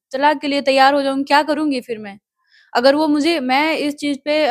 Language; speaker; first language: Hindi; native; Hindi